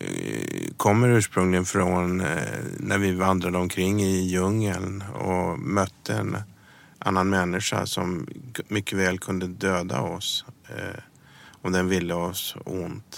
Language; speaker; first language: Swedish; early bilingual, other home language; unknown